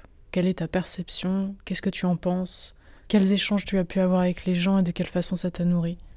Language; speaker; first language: French; native; French